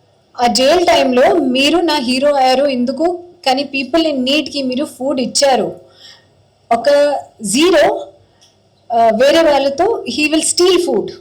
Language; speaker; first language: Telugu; non-native, learner; Hindi